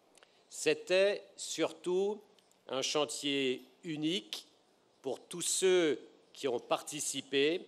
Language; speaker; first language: French; native; French